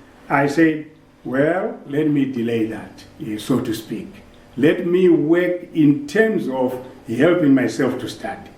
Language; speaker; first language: English; non-native, local second language; Shona